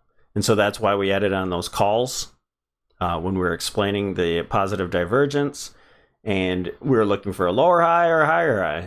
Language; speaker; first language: English; native; English